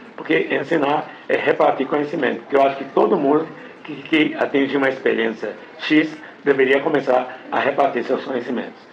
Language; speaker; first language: Portuguese; non-native, fluent; English